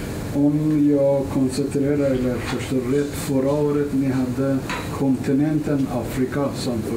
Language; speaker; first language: Swedish; non-native, learner; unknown